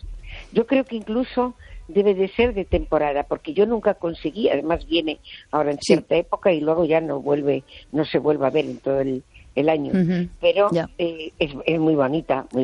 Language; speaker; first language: Spanish; native; Spanish